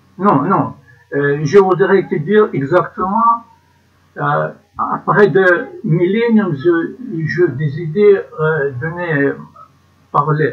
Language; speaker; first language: French; non-native, learner; Ukrainian